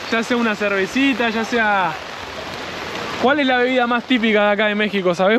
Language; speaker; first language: Spanish; native; Spanish